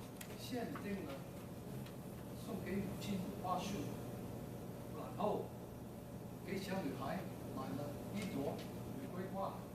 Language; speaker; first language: Chinese; native; Chinese